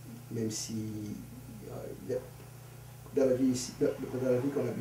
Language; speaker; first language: French; early bilingual, other home language; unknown